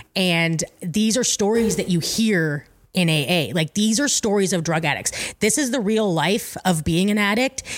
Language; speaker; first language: English; native; English